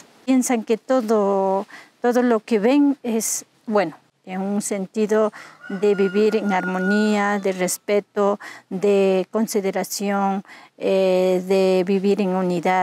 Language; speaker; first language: Spanish; non-native, local second language; Quechua